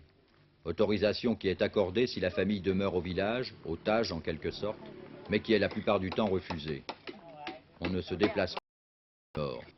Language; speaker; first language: French; native; French